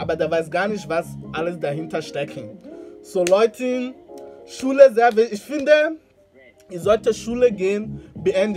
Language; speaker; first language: German; non-native, learner; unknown